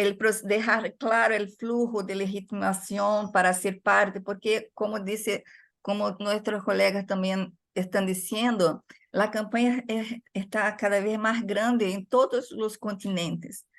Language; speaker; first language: Spanish; non-native, fluent; Portuguese